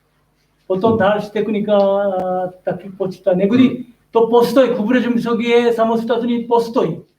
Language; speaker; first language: Czech; non-native, learner; Korean